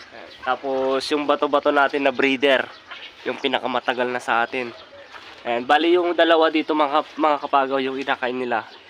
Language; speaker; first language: Filipino; native; Filipino